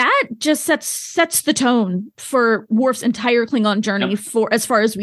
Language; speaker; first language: English; native; English